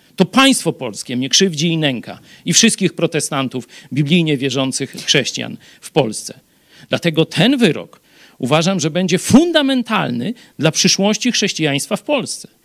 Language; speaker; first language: Polish; native; Polish